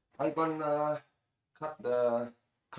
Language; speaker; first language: English; non-native, learner; Thai